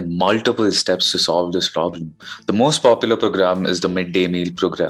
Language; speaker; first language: English; non-native, local second language; Hindi